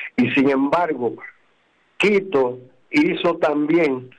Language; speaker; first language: Spanish; native; Spanish